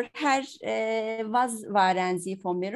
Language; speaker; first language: German; non-native, learner; Turkish